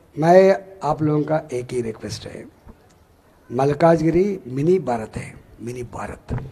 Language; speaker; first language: Hindi; non-native, local second language; Telugu